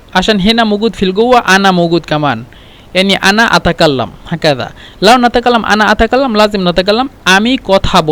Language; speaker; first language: Arabic; non-native, fluent; Bangla